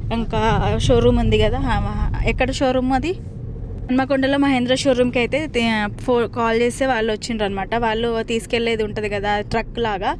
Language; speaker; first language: Telugu; native; Telugu